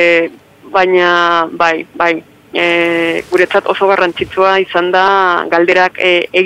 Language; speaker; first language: Basque; non-native, fluent; Spanish